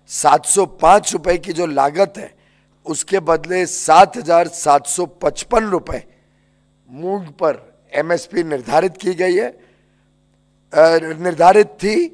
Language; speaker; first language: Hindi; native; Hindi